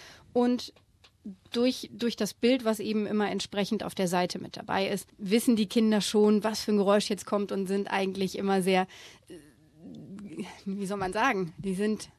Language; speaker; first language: German; native; German